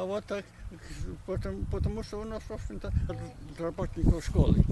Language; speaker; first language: Russian; native; Russian